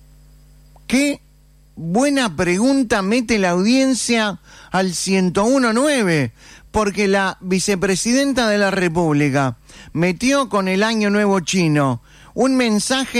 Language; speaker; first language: Spanish; native; Spanish